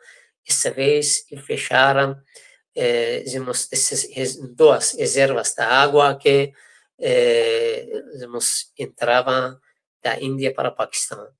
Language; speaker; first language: Portuguese; non-native, fluent; Persian